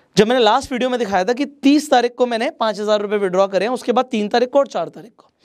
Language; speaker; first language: Hindi; non-native, local second language; Marathi